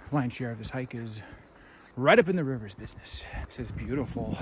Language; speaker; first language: English; native; English